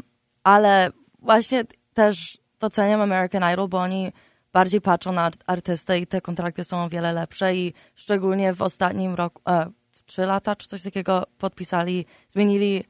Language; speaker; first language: Polish; early bilingual, heritage; Polish